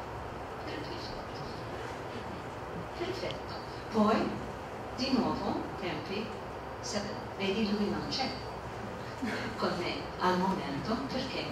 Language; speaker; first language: Italian; non-native, fluent; English